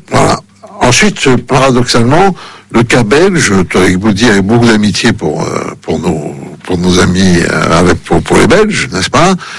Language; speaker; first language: French; native; French